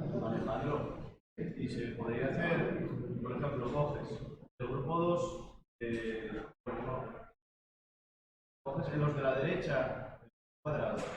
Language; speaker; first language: Spanish; native; Spanish